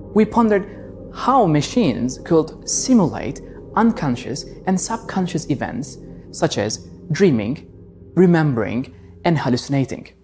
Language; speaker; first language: English; non-native, fluent; Turkish